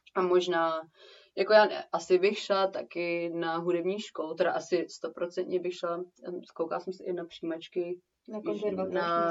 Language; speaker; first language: Czech; early bilingual, heritage; Czech